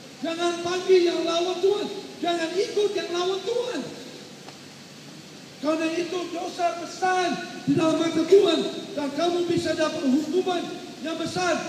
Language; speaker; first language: Indonesian; non-native, learner; English